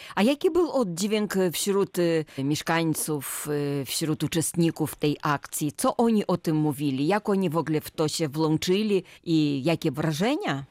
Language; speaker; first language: Polish; native; Polish